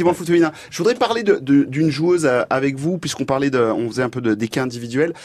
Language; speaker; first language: French; native; French